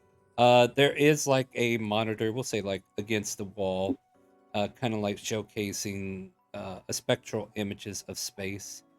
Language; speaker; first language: English; native; English